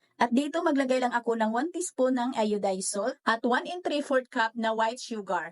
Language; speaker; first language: Filipino; non-native, local second language; Cebuano